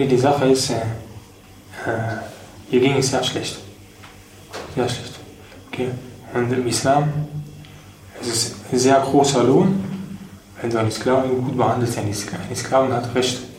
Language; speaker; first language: German; early bilingual, other home language; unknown